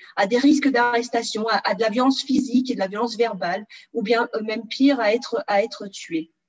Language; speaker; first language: French; early bilingual, other home language; Portuguese